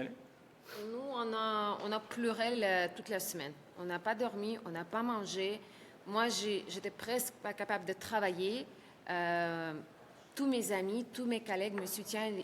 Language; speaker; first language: French; non-native, learner; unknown